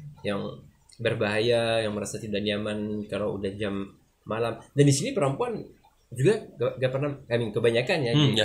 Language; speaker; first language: Indonesian; non-native, learner; French